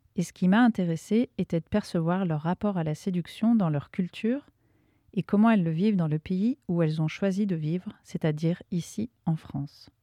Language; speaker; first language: French; native; French